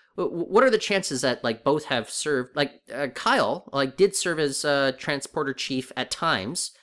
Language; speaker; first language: English; native; English